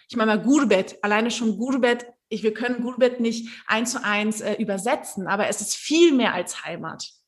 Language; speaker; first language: German; early bilingual, other home language; Turkish